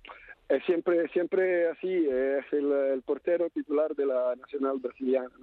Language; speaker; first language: Spanish; non-native, fluent; Italian